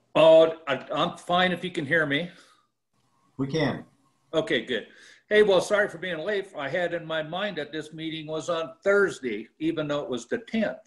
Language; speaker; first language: English; native; English